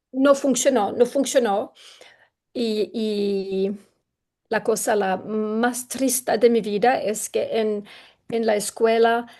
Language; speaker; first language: Spanish; non-native, learner; English